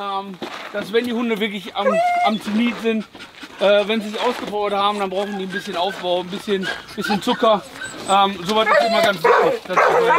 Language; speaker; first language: German; native; German